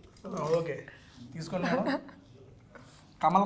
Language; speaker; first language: Telugu; native; Telugu